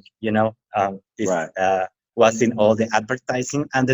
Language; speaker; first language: English; non-native, fluent; Spanish